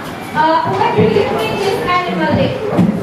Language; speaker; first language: English; non-native, fluent; Indonesian